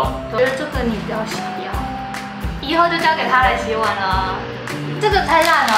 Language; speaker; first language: Chinese; native; Chinese